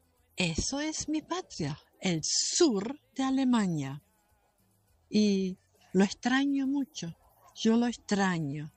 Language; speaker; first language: Spanish; non-native, local second language; German